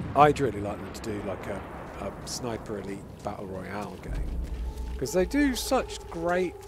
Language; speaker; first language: English; native; English